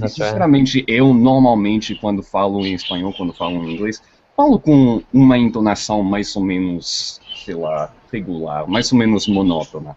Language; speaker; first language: Portuguese; non-native, fluent; English